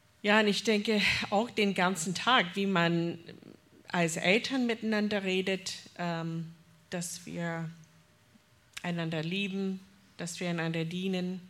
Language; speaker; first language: German; non-native, fluent; English